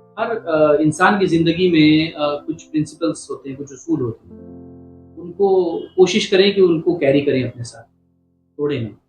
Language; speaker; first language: Hindi; native; Hindi